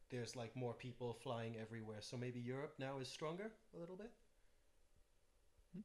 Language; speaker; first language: English; native; English